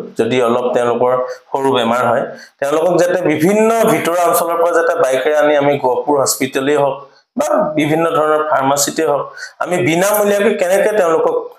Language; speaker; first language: Assamese; native; Assamese